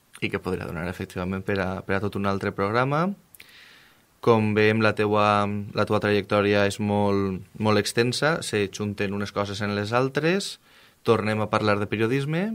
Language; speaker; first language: Catalan; native; Catalan